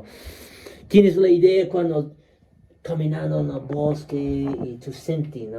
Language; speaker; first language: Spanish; non-native, learner; English